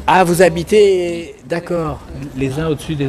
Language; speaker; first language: French; native; French